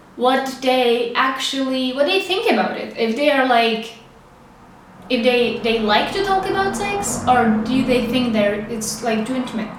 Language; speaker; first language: English; non-native, fluent; Czech